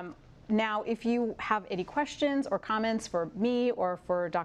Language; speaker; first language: English; native; English